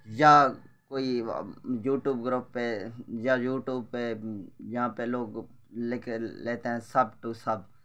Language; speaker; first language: Urdu; non-native, local second language; Saraiki